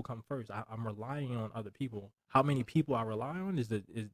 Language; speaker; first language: English; native; English